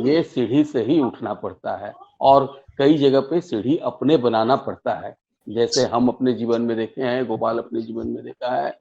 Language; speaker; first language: Hindi; native; Hindi